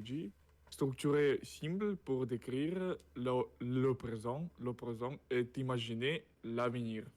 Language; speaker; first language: French; non-native, learner; Russian